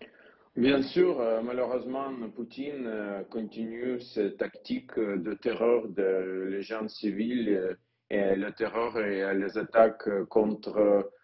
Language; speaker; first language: French; non-native, learner; Ukrainian